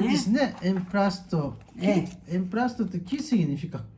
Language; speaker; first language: Portuguese; non-native, learner; Japanese